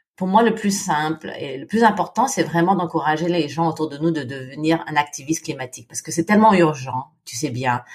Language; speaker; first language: French; non-native, fluent; Filipino